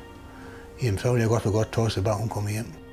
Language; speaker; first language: Danish; native; Danish